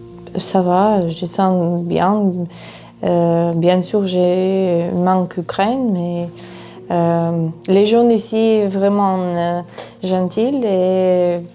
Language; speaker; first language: French; non-native, learner; Ukrainian